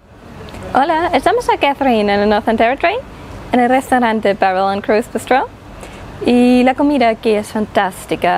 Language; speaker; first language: Spanish; non-native, learner; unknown